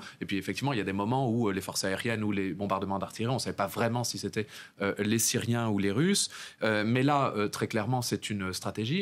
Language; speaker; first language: French; native; French